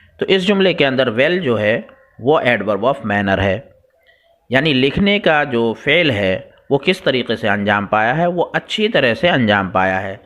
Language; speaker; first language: Urdu; native; Urdu